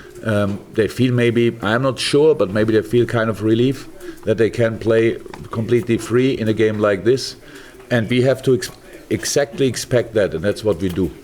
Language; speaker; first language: English; non-native, fluent; German